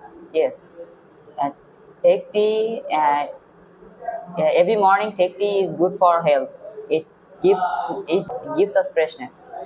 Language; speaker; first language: English; non-native, learner; Bangla